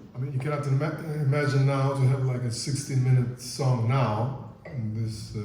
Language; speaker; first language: English; non-native, fluent; Albanian